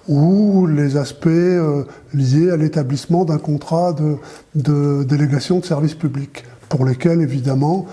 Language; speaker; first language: French; native; French